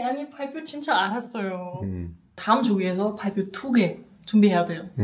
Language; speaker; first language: Korean; non-native, learner; German